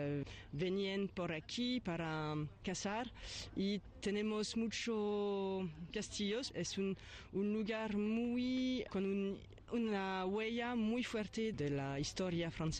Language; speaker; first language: Spanish; non-native, fluent; French